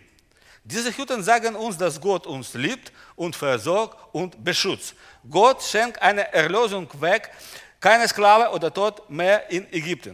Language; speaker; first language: German; non-native, learner; Russian